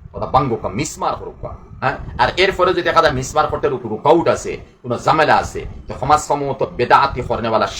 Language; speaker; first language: Bangla; non-native, local second language; Sylheti